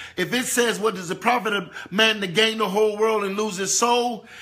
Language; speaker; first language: English; native; English